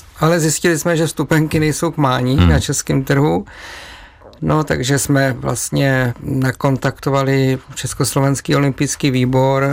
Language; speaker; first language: Czech; native; Czech